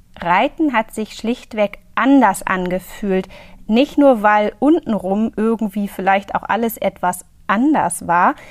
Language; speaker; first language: German; native; German